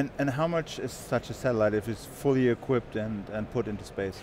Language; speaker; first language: English; non-native, fluent; German